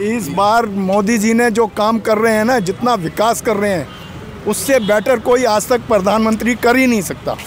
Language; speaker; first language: Hindi; native; Hindi